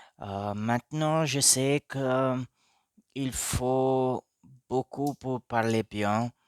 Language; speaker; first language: French; non-native, learner; Hindi